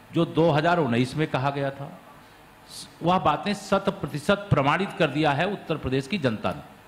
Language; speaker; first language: Hindi; native; Hindi